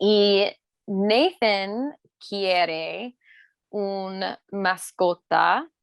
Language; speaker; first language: Spanish; non-native, learner; English